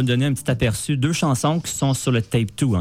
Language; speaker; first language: French; native; French